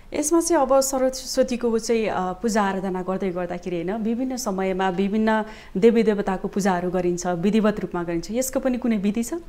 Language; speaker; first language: Nepali; native; Nepali